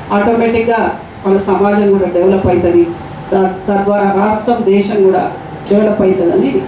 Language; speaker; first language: Telugu; native; Telugu